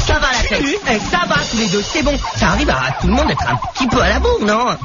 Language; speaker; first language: French; native; French